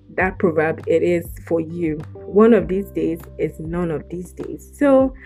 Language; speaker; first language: English; non-native, local second language; Yoruba